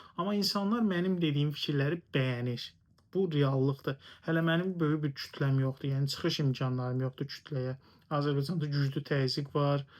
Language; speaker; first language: Azerbaijani; non-native, local second language; Talysh